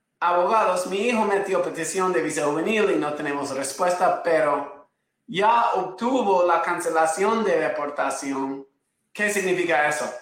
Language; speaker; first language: Spanish; non-native, fluent; English